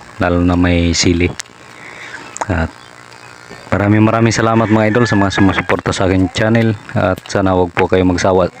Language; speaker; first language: Filipino; non-native, local second language; Masbatenyo